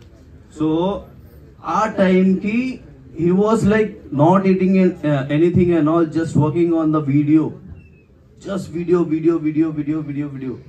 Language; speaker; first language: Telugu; non-native, learner; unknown